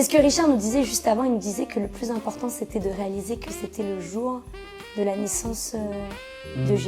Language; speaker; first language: French; native; French